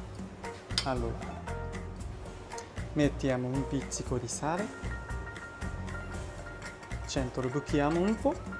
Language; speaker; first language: Italian; non-native, learner; Japanese